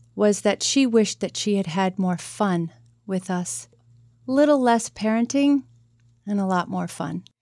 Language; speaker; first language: English; native; English